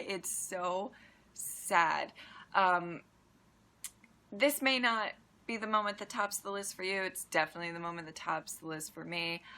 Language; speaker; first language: English; native; English